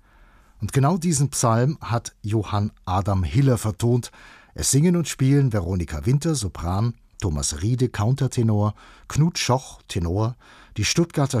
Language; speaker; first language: German; native; German